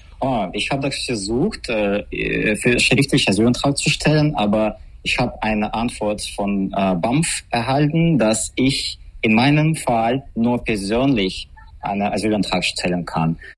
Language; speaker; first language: German; non-native, learner; Russian